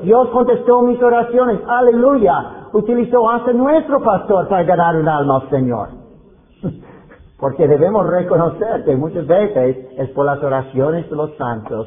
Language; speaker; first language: Spanish; non-native, fluent; English